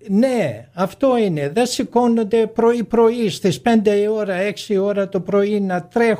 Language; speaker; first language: Greek; early bilingual, other home language; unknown